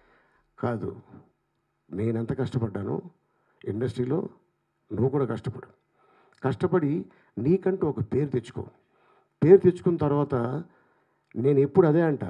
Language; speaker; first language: Telugu; native; Telugu